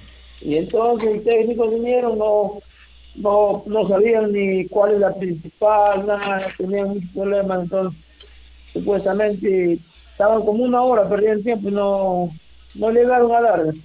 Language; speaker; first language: Spanish; native; Spanish